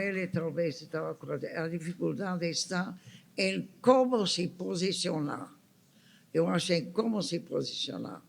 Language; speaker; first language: Portuguese; non-native, fluent; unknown